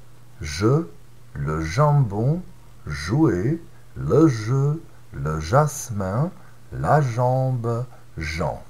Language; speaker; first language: French; non-native, fluent; Serbian